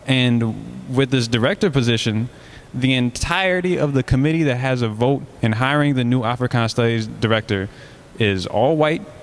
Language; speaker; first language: English; native; English